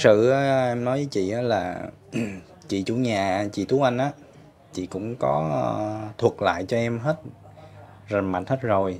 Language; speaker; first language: Vietnamese; native; Vietnamese